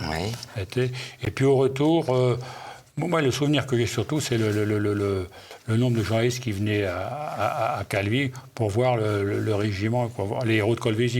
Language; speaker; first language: French; native; French